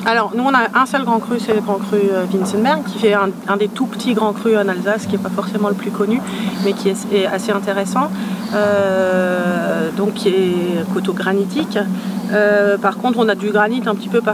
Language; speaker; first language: French; native; French